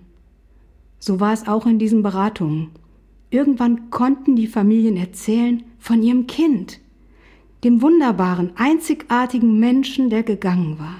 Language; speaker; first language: German; native; German